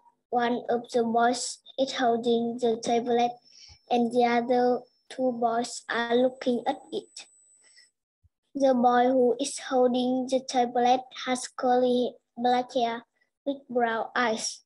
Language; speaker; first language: English; non-native, learner; Vietnamese